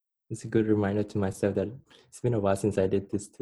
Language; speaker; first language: English; non-native, fluent; Khmer